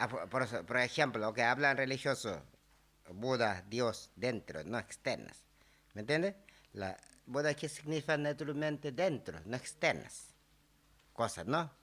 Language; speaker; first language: Spanish; non-native, learner; Tibetan